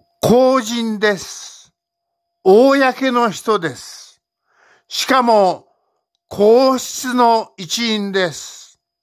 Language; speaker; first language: Japanese; native; Japanese